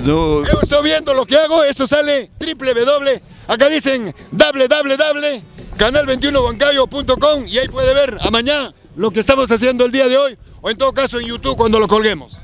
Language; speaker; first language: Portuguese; non-native, learner; Spanish